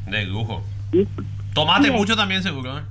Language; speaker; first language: Spanish; native; Spanish